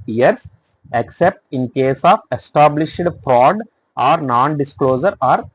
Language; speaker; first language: English; non-native, local second language; Telugu